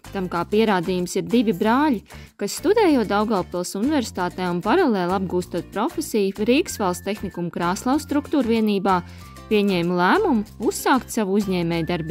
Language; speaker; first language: Latvian; native; Latvian